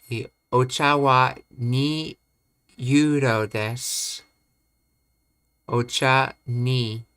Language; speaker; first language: Japanese; non-native, learner; English